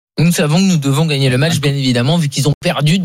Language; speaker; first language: French; native; French